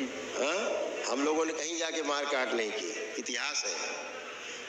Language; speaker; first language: Hindi; native; Hindi